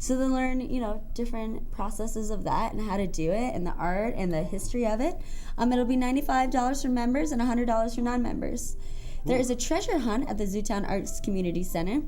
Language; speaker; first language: English; native; English